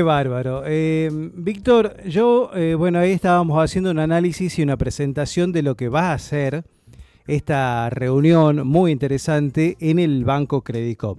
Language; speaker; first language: Spanish; native; Spanish